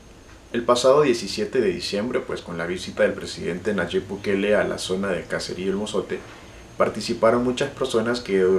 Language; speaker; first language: Spanish; native; Spanish